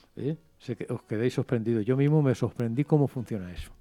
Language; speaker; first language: Spanish; non-native, local second language; Catalan